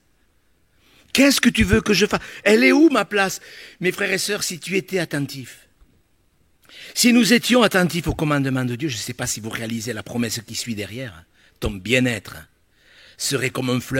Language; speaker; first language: French; native; French